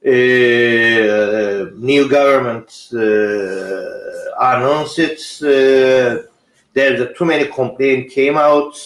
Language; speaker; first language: English; non-native, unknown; Turkish